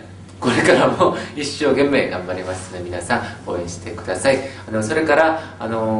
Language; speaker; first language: Japanese; non-native, fluent; Korean